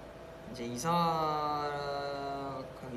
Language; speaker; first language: Korean; native; Korean